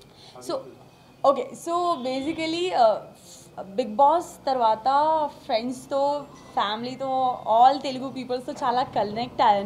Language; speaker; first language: Telugu; non-native, learner; Gujarati